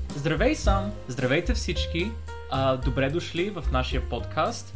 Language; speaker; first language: Bulgarian; early bilingual, heritage; Bulgarian